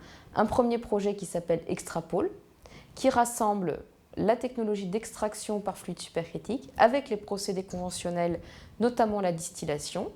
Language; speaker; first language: French; native; French